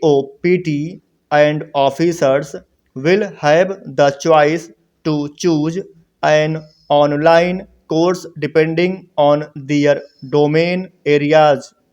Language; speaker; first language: English; non-native, local second language; Hindi